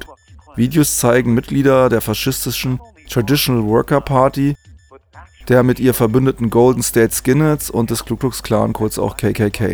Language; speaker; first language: German; native; German